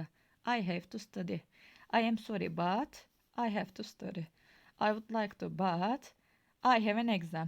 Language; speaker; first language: English; non-native, fluent; Turkish